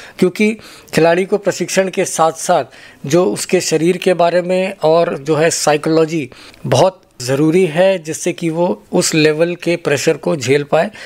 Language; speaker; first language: Hindi; native; Hindi